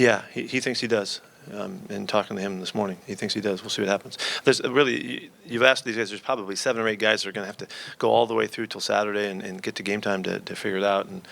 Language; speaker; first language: English; native; English